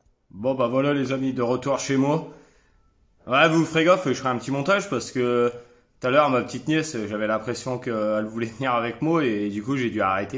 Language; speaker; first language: French; native; French